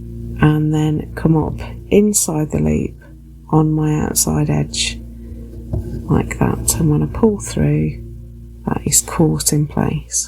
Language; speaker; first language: English; native; English